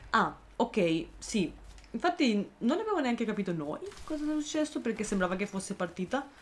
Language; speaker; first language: Italian; non-native, fluent; German